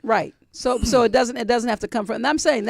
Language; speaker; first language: English; native; English